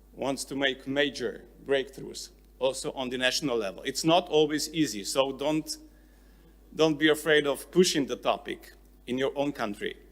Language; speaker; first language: English; non-native, fluent; Slovenian